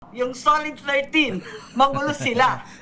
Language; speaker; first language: Filipino; native; Filipino